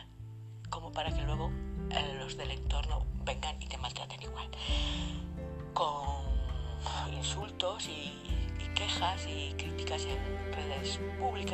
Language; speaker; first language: Spanish; native; Spanish